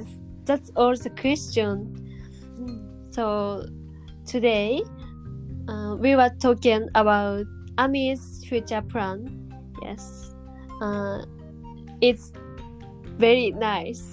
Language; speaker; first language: English; non-native, learner; Japanese